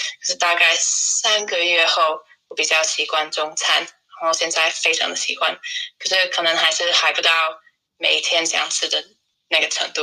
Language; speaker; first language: Chinese; non-native, fluent; English